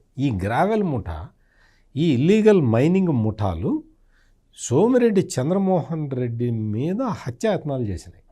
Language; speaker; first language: Telugu; native; Telugu